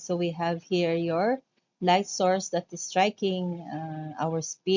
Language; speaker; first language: English; non-native, local second language; Filipino